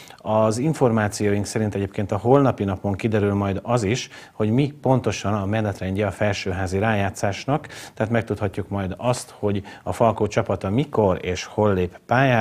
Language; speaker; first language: Hungarian; native; Hungarian